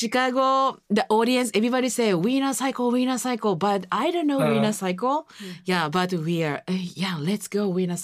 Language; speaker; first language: English; non-native, learner; Japanese